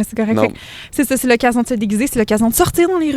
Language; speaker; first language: French; native; French